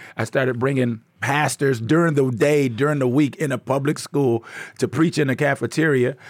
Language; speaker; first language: English; native; English